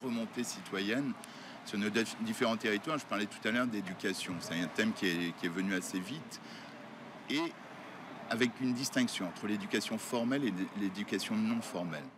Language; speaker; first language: French; native; French